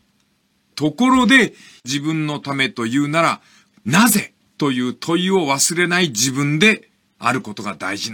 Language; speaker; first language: Japanese; native; Japanese